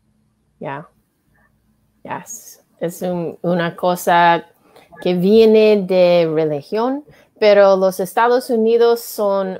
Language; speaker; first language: Spanish; non-native, learner; English